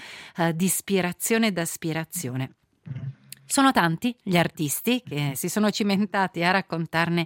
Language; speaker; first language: Italian; native; Italian